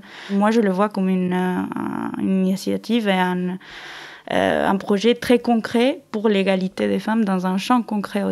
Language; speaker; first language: French; non-native, fluent; Spanish